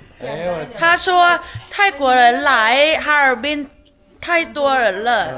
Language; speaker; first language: Chinese; non-native, fluent; Thai